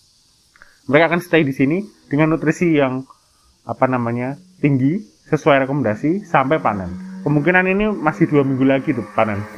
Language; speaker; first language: Indonesian; native; Indonesian